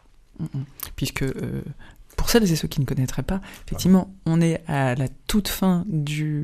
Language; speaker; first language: French; native; French